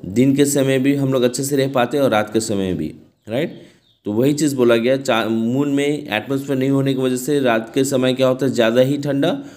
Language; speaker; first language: Hindi; non-native, local second language; Bangla